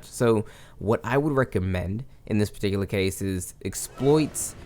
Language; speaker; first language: English; native; English